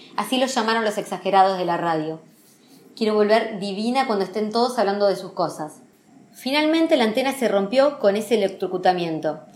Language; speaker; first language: Spanish; native; Spanish